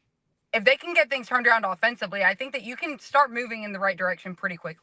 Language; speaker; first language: English; native; English